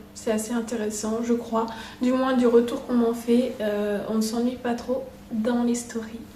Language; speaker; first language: French; native; French